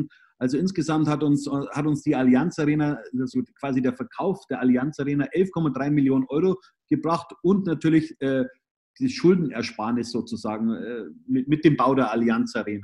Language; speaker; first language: German; native; German